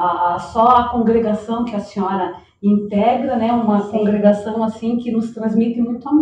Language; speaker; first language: Portuguese; native; Portuguese